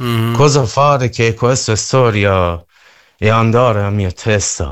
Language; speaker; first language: Italian; non-native, learner; Persian